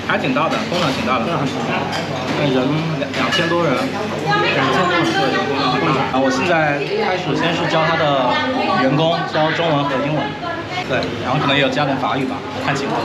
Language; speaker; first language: Chinese; early bilingual, heritage; Chinese